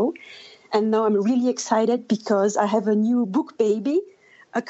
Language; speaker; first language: English; non-native, fluent; French